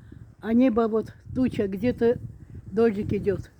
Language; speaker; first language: Russian; non-native, fluent; Azerbaijani